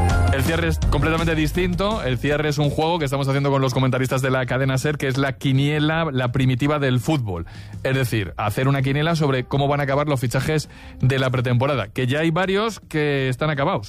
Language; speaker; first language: Spanish; native; Spanish